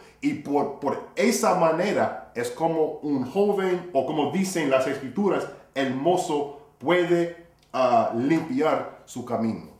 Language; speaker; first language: Spanish; non-native, fluent; English